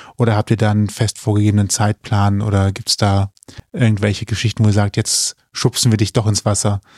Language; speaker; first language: German; native; German